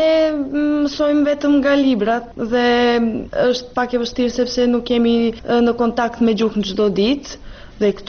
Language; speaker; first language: Albanian; non-native, fluent; Serbian